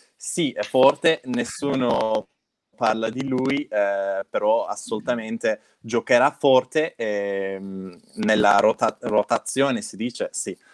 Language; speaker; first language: Italian; non-native, fluent; Turkish